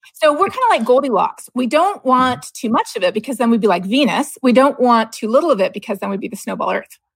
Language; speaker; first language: English; native; English